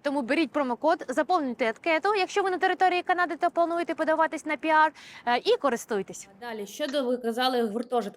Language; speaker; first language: Ukrainian; native; Ukrainian